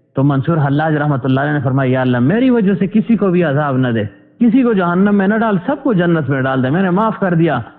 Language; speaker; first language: Urdu; non-native, local second language; Pashto